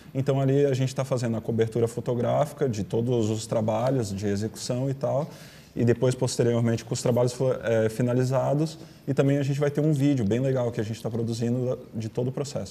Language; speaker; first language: Portuguese; native; Portuguese